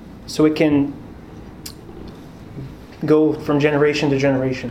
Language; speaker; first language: English; native; English